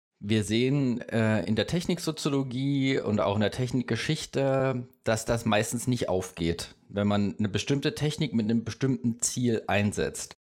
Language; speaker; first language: German; native; German